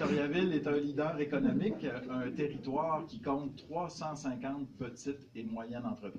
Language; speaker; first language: French; native; French